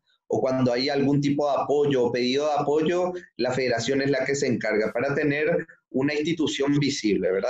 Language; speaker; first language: Spanish; native; Spanish